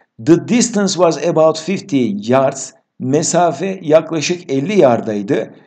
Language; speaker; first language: English; non-native, fluent; Turkish